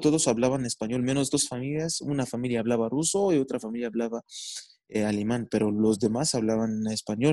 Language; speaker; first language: Spanish; non-native, fluent; Arabic